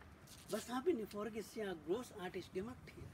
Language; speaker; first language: German; non-native, learner; Sinhala